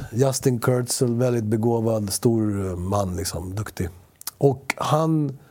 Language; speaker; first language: Swedish; early bilingual, other home language; Spanish